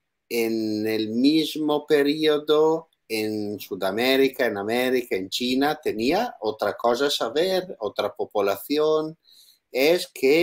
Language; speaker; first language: Spanish; non-native, learner; Italian